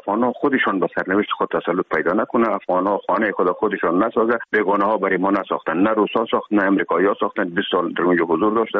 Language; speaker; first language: Persian; native; Persian